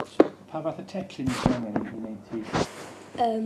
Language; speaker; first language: Welsh; native; Welsh